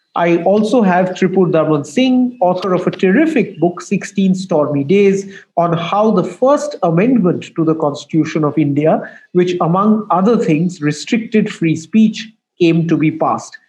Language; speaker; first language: English; non-native, local second language; Bangla